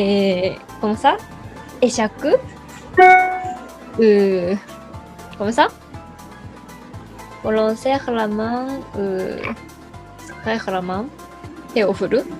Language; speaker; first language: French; non-native, learner; Japanese